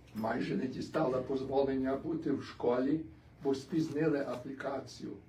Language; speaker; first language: Ukrainian; early bilingual, other home language; English